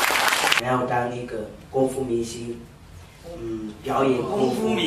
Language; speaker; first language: Chinese; non-native, fluent; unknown